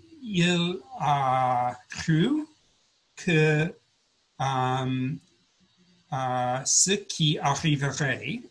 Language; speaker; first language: French; non-native, learner; English